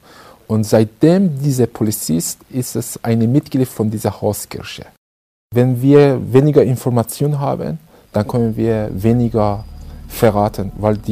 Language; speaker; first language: German; non-native, learner; Persian